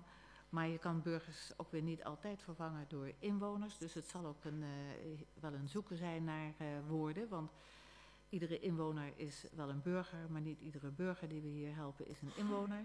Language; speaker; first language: Dutch; native; Dutch